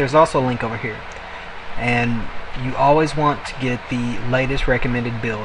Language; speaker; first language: English; native; English